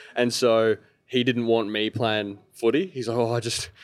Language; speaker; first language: English; early bilingual, other home language; Maltese